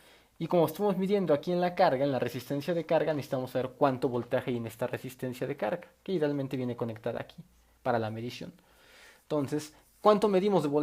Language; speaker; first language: Spanish; native; Spanish